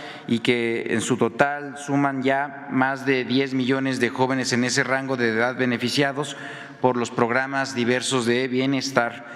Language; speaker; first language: Spanish; native; Spanish